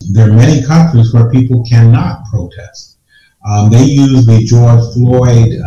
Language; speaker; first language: English; native; English